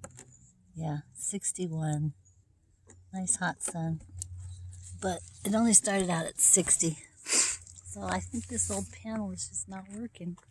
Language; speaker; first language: English; native; English